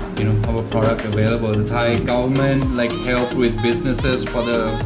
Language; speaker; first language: English; non-native, local second language; Sinhala